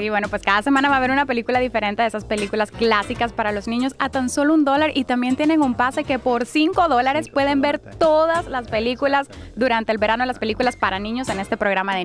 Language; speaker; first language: Spanish; native; Spanish